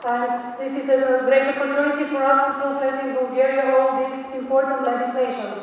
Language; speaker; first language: English; non-native, fluent; Bulgarian